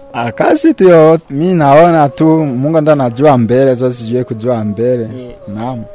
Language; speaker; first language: Swahili; non-native, local second language; Rundi